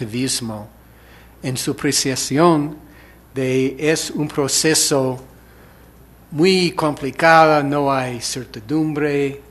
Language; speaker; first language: Spanish; non-native, fluent; English